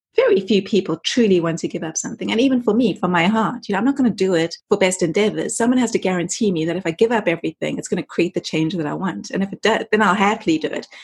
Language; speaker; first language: English; native; English